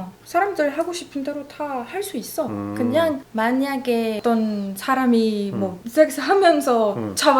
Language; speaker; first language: Korean; non-native, learner; Arabic